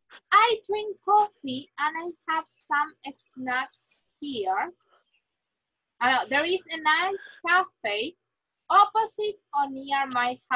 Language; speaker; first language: English; non-native, fluent; Spanish